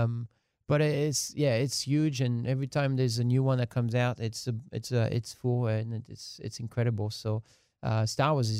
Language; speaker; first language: English; non-native, fluent; French